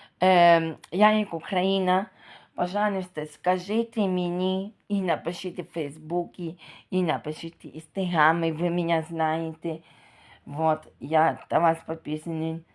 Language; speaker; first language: Russian; non-native, local second language; Ukrainian